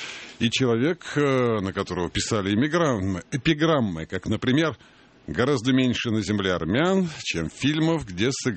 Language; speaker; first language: Russian; native; Russian